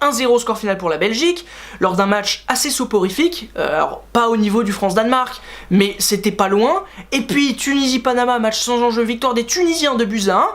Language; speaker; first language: French; native; French